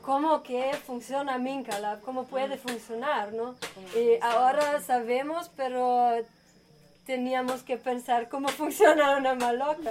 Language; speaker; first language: Spanish; non-native, learner; German